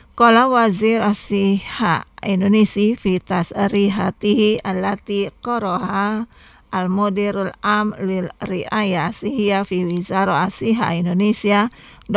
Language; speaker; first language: Arabic; non-native, fluent; Indonesian